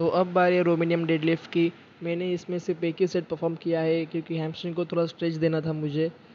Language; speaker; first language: Hindi; non-native, local second language; Marathi